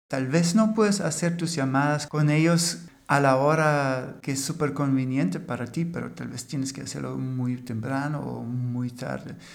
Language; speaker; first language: Spanish; non-native, fluent; German